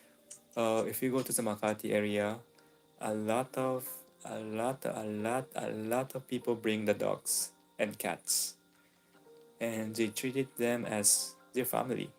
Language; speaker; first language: English; non-native, local second language; Filipino